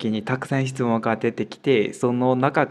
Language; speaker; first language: Japanese; non-native, fluent; Burmese